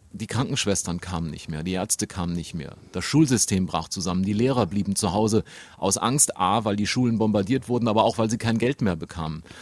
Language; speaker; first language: German; native; German